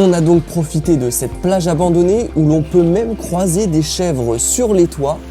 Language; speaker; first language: French; native; French